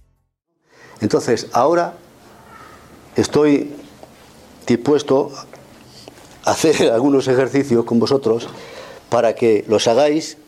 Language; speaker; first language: Spanish; native; Spanish